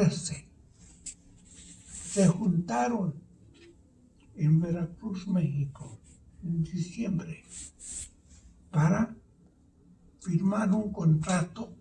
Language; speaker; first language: Spanish; early bilingual, heritage; Spanish